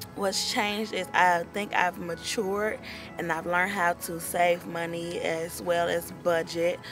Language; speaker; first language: English; native; English